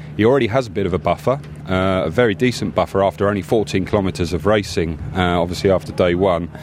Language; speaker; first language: English; native; English